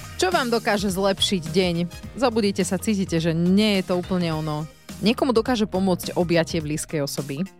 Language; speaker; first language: Slovak; native; Slovak